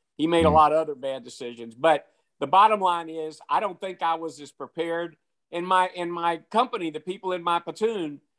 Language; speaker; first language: English; native; English